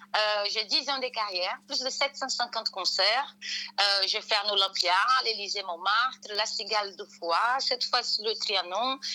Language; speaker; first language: French; non-native, fluent; Portuguese